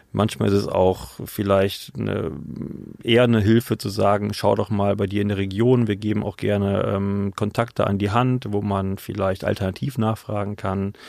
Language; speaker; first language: German; native; German